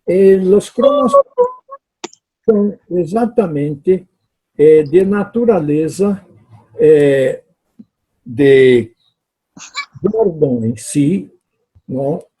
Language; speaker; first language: Spanish; non-native, fluent; Portuguese